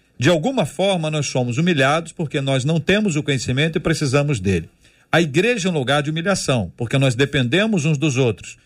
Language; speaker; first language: Portuguese; native; Portuguese